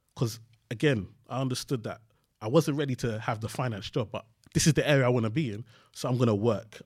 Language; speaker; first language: English; early bilingual, other home language; Yoruba